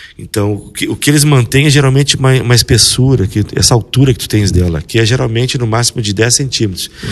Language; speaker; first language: Portuguese; native; Portuguese